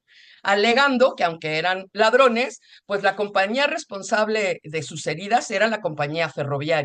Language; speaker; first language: Spanish; native; Spanish